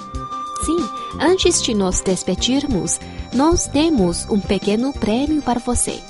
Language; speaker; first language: Portuguese; non-native, fluent; Chinese